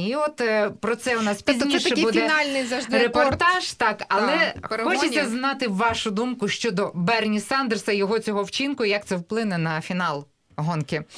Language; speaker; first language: Ukrainian; native; Ukrainian